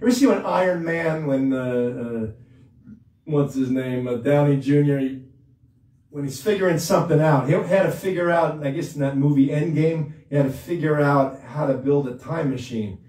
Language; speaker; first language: English; native; English